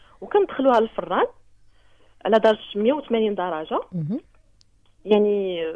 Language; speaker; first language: Arabic; native; Arabic